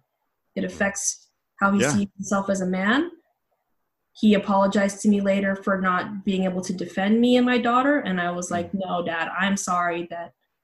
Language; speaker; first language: English; native; English